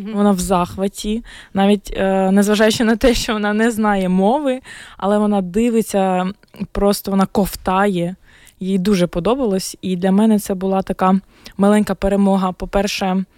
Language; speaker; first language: Ukrainian; non-native, local second language; Russian